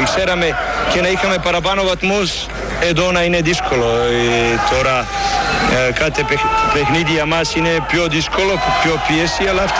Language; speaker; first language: Greek; non-native, learner; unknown